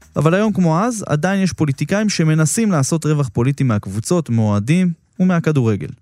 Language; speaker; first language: Hebrew; native; Hebrew